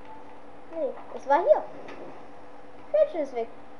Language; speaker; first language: German; native; German